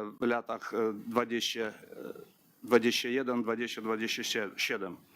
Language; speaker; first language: Polish; non-native, learner; Ukrainian